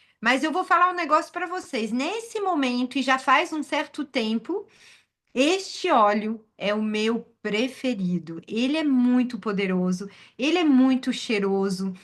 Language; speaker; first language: Portuguese; non-native, fluent; French